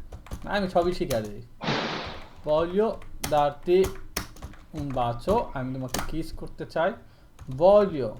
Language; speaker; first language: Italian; non-native, learner; Bangla